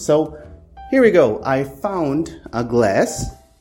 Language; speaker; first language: English; non-native, fluent; Portuguese